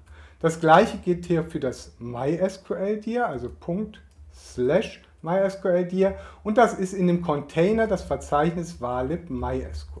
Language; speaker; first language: German; native; German